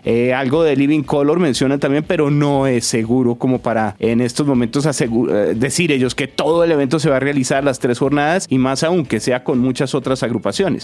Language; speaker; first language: Spanish; native; Spanish